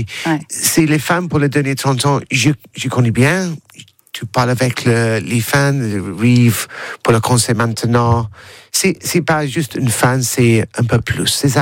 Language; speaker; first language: French; non-native, learner; English